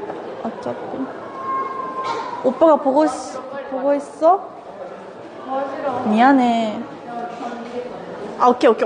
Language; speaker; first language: Korean; non-native, learner; Japanese